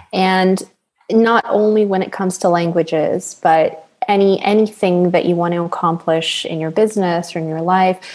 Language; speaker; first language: English; native; English